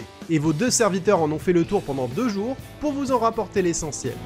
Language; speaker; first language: French; native; French